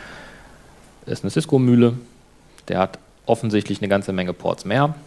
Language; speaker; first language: German; native; German